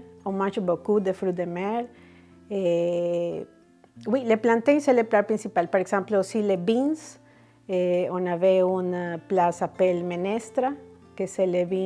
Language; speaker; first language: French; non-native, fluent; Spanish